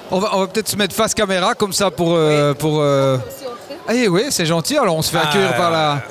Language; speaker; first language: French; native; French